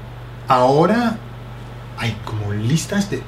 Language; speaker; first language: Spanish; non-native, fluent; English